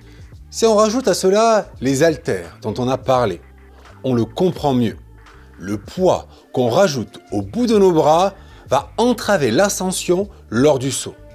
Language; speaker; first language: French; native; French